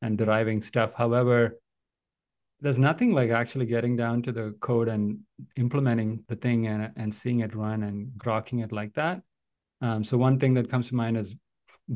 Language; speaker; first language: English; non-native, local second language; Malayalam